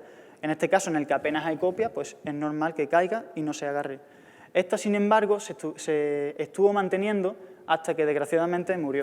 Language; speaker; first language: Spanish; native; Spanish